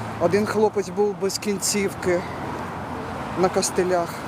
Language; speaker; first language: Ukrainian; native; Ukrainian